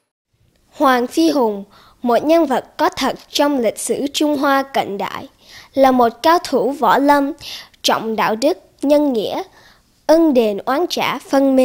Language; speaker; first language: Vietnamese; early bilingual, heritage; Vietnamese